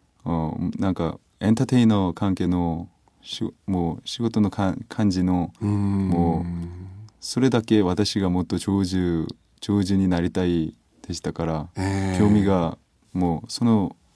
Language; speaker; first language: Japanese; non-native, learner; Korean